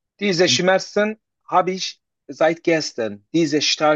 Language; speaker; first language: German; non-native, learner; Turkish